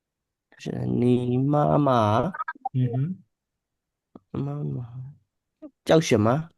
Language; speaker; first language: Chinese; non-native, learner; Burmese